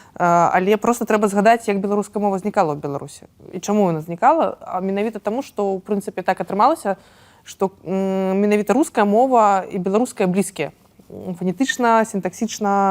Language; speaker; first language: Belarusian; non-native, local second language; Russian